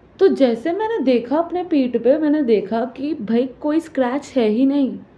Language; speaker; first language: Hindi; non-native, local second language; Bangla